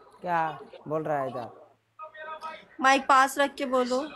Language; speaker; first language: Hindi; non-native, learner; Bangla